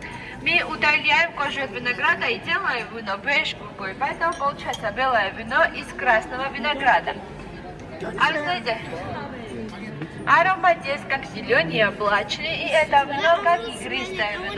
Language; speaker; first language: Russian; non-native, fluent; Georgian